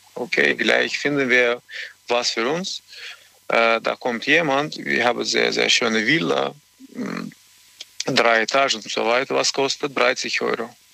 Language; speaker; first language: German; non-native, learner; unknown